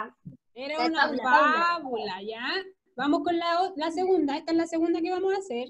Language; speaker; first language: Spanish; native; Spanish